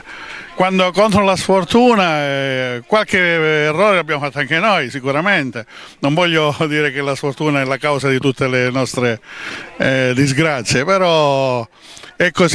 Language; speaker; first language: Italian; native; Italian